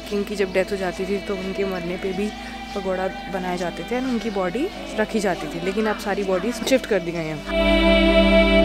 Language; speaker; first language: Hindi; native; Hindi